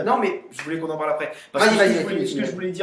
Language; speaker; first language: French; native; French